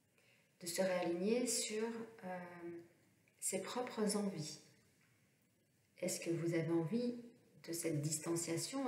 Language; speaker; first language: French; native; French